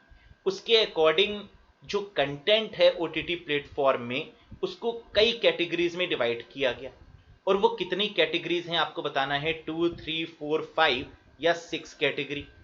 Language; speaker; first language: Hindi; native; Hindi